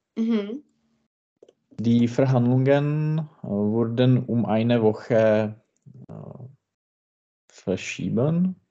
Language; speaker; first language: German; non-native, learner; Czech